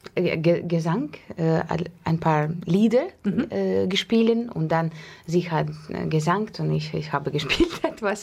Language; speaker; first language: German; non-native, learner; Russian